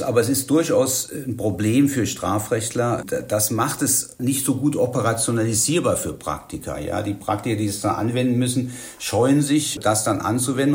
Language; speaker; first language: German; native; German